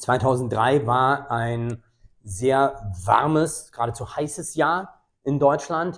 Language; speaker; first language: German; native; German